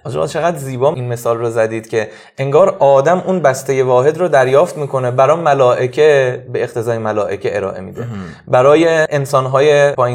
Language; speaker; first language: Persian; native; Persian